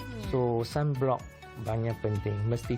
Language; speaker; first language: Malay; non-native, local second language; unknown